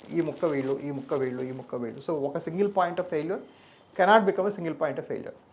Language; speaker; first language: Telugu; native; Telugu